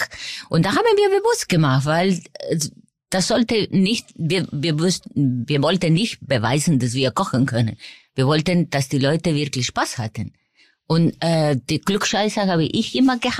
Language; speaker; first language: German; non-native, fluent; Spanish